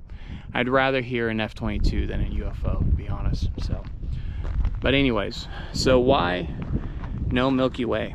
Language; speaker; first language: English; native; English